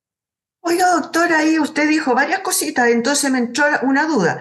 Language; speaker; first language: Spanish; native; Spanish